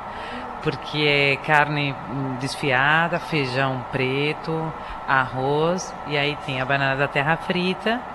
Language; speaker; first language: Portuguese; non-native, fluent; Spanish